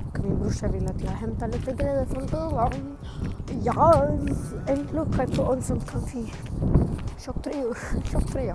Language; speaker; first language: Swedish; native; Swedish